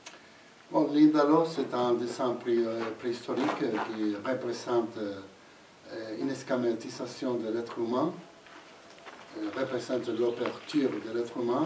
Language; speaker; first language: French; non-native, fluent; Spanish